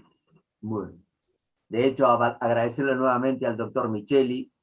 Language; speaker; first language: Spanish; native; Spanish